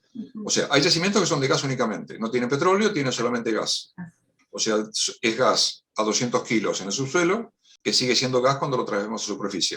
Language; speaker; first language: Spanish; native; Spanish